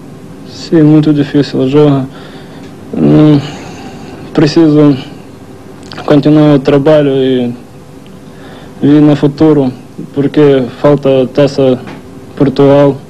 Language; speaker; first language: Portuguese; non-native, learner; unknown